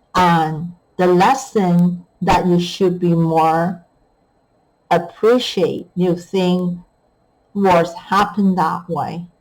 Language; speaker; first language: English; non-native, fluent; Chinese